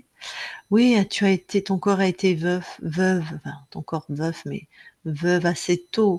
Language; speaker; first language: French; native; French